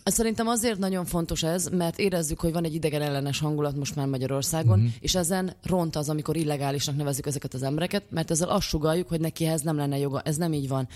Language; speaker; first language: Hungarian; native; Hungarian